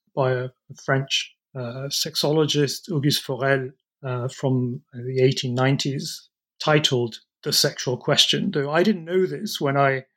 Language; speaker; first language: English; native; English